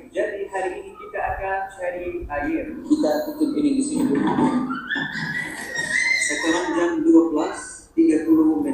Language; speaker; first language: Indonesian; non-native, fluent; Arabic